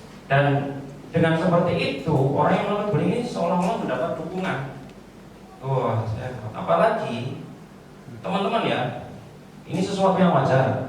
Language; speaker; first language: Indonesian; native; Indonesian